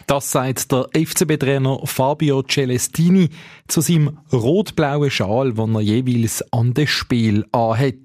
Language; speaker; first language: German; native; German